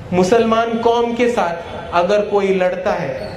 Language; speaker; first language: Hindi; non-native, local second language; Marathi